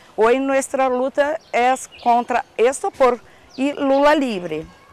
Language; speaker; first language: Portuguese; non-native, learner; Spanish